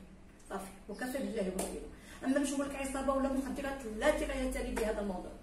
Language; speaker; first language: Arabic; native; Arabic